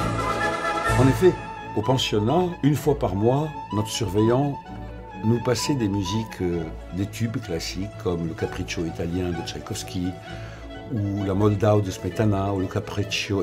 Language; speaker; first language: French; non-native, local second language; Arabic